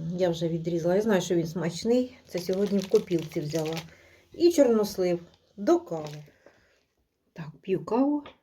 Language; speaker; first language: Ukrainian; native; Ukrainian